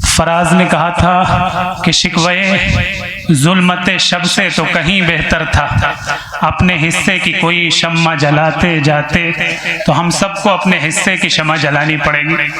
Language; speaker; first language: Urdu; native; Urdu